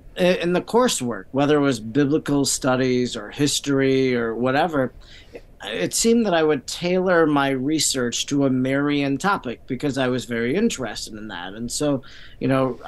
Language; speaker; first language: English; native; English